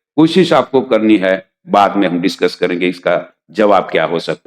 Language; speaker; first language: Hindi; non-native, local second language; Marathi